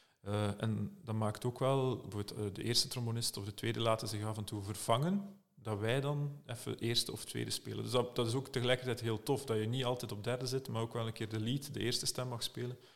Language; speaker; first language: Dutch; native; Dutch